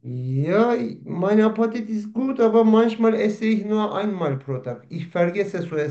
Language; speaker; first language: German; non-native, learner; Turkish